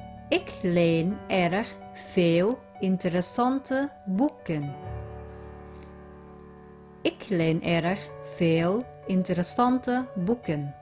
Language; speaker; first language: Dutch; non-native, fluent; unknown